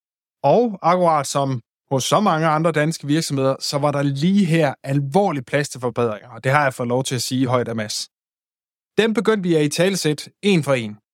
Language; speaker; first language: Danish; native; Danish